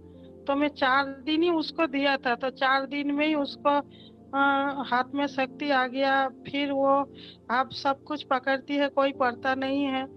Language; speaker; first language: Hindi; non-native, local second language; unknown